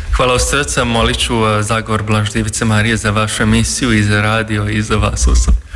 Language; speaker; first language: Bosnian; non-native, local second language; Hungarian